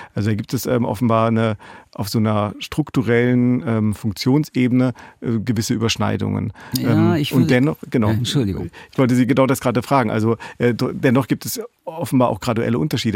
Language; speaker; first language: German; native; German